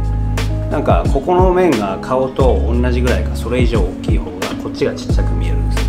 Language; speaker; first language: Japanese; native; Japanese